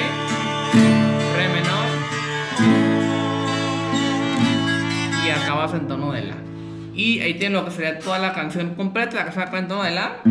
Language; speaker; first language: Spanish; native; Spanish